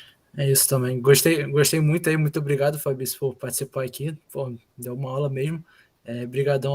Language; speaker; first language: Portuguese; native; Portuguese